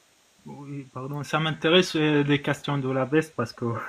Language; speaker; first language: French; non-native, fluent; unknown